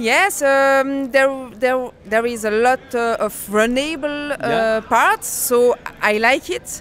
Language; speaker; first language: English; non-native, learner; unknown